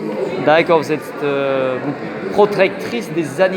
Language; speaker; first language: French; native; French